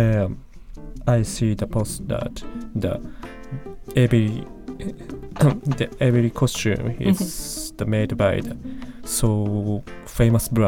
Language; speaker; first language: English; non-native, learner; Japanese